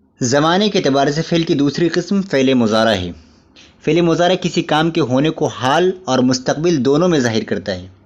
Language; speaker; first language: Urdu; native; Urdu